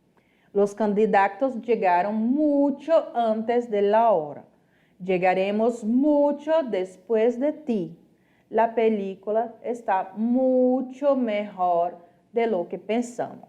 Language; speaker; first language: Spanish; non-native, fluent; Portuguese